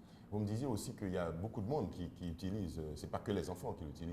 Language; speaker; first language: French; non-native, local second language; Haitian Creole